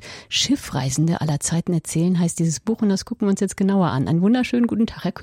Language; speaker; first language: German; native; German